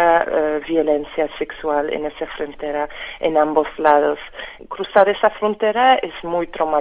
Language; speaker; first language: Spanish; non-native, fluent; French